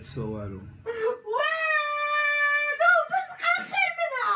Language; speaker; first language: Arabic; native; Arabic